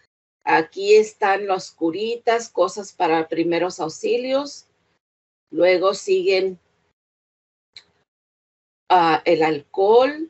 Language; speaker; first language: Spanish; early bilingual, heritage; Spanish